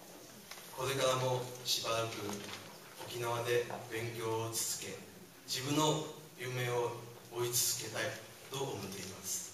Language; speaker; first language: Japanese; non-native, fluent; Chinese